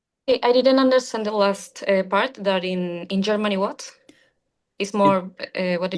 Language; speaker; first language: English; non-native, learner; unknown